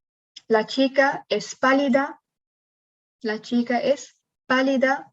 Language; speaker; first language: Spanish; non-native, learner; English